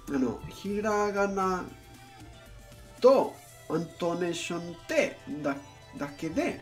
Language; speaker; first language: Japanese; non-native, learner; English